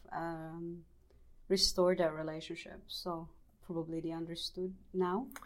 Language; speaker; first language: English; non-native, local second language; Cebuano